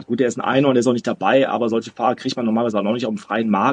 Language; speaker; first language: German; native; German